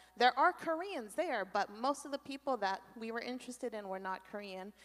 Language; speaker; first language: English; native; English